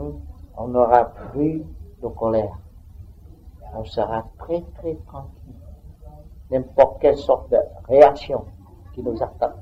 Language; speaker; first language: French; non-native, learner; Vietnamese